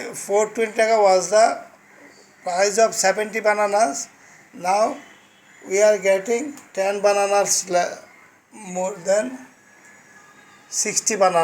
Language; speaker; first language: English; non-native, fluent; Bangla